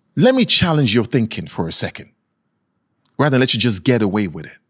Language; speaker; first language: English; non-native, local second language; Yoruba